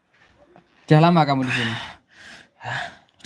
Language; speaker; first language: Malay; non-native, local second language; Javanese